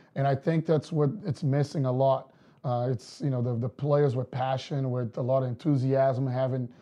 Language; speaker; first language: English; non-native, fluent; Portuguese